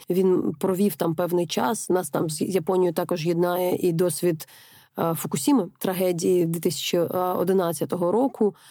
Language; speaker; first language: Ukrainian; native; Ukrainian